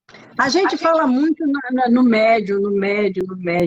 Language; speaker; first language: Portuguese; native; Portuguese